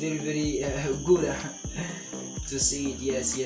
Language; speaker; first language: English; non-native, fluent; French